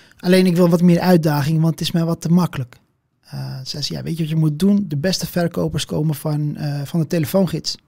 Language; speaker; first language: Dutch; early bilingual, other home language; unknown